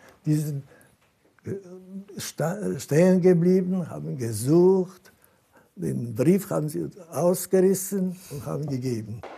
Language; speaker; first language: German; non-native, learner; Polish